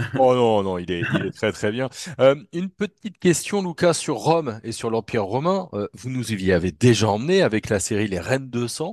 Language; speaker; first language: French; native; French